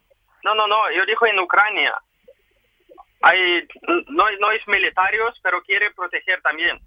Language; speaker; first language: Spanish; non-native, learner; Ukrainian